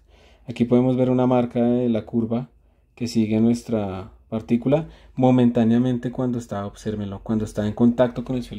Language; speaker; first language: Spanish; native; Spanish